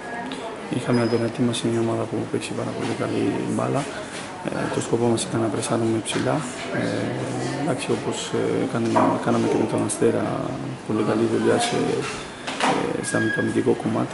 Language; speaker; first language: Greek; non-native, fluent; Spanish